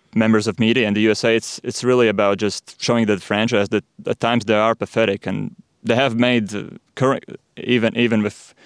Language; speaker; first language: English; non-native, fluent; Latvian